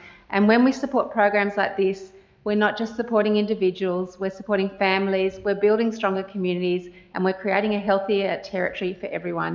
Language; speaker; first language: English; native; English